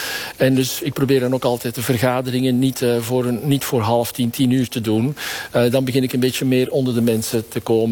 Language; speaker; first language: Dutch; native; Dutch